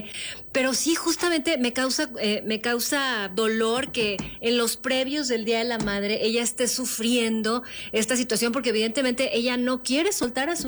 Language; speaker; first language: Spanish; native; Spanish